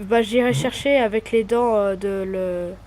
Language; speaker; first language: French; native; French